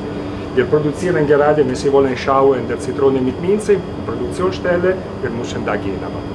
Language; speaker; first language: German; non-native, learner; Italian